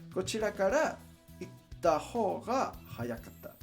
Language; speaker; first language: Japanese; non-native, learner; Spanish